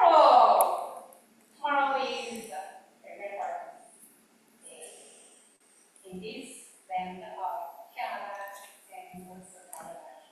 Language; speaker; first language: English; non-native, learner; Korean